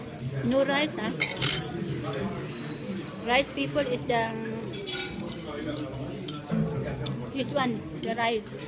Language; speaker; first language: English; non-native, local second language; Filipino